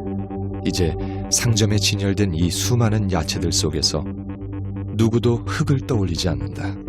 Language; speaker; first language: Korean; native; Korean